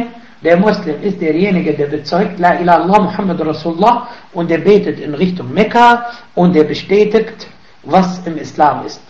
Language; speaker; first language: German; non-native, fluent; Arabic